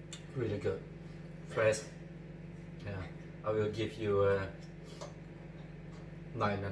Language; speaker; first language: English; non-native, learner; Indonesian